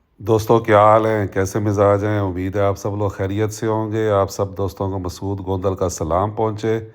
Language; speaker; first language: Urdu; non-native, local second language; Punjabi